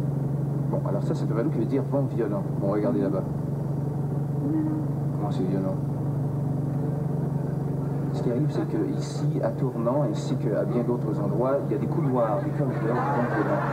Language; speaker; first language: French; native; French